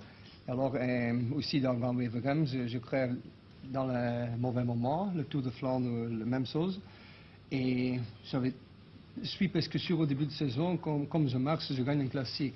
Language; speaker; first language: French; non-native, local second language; Dutch